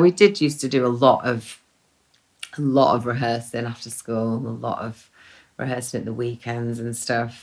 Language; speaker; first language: English; native; English